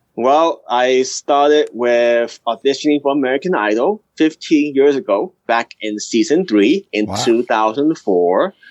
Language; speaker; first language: English; early bilingual, other home language; Cantonese